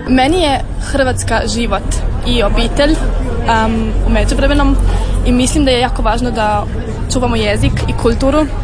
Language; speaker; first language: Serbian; early bilingual, heritage; Serbian